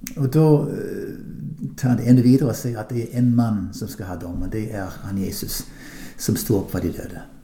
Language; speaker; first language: Norwegian; non-native, fluent; English